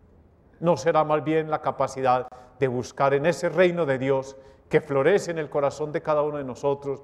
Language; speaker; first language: Spanish; native; Spanish